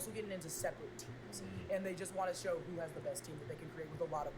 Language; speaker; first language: English; native; English